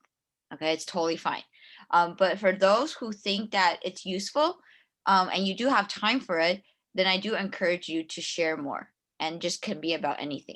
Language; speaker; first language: English; non-native, fluent; Chinese